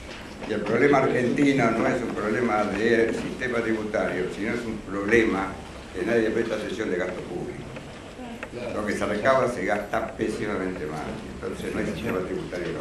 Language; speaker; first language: Spanish; native; Spanish